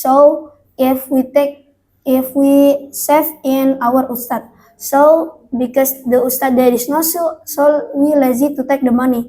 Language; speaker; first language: English; non-native, learner; Indonesian